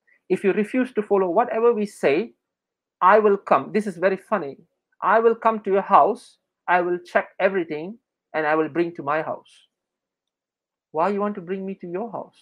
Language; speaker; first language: English; non-native, local second language; Malay